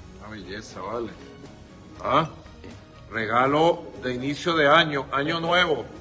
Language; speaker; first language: Spanish; native; Spanish